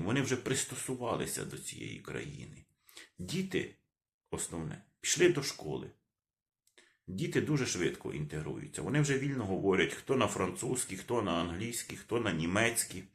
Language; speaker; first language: Ukrainian; non-native, local second language; Russian